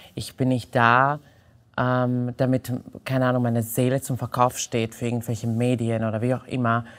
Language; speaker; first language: German; non-native, fluent; Serbian